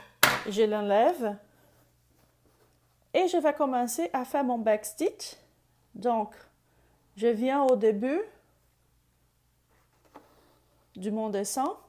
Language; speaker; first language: French; non-native, fluent; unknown